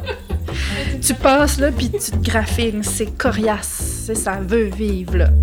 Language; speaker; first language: French; native; French